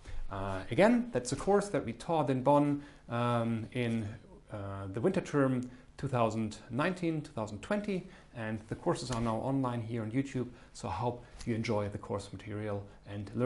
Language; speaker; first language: English; non-native, fluent; German